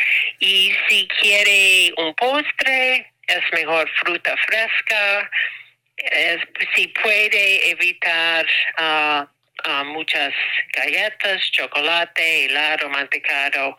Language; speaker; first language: Spanish; non-native, learner; English